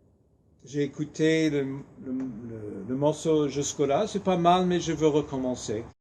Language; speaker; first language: French; non-native, fluent; English